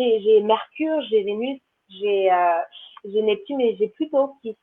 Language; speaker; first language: French; native; French